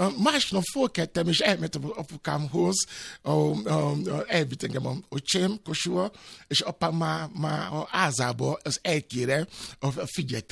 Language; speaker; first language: Hungarian; non-native, fluent; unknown